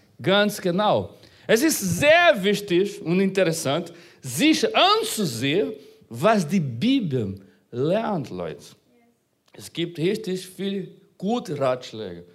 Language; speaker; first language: German; non-native, fluent; Portuguese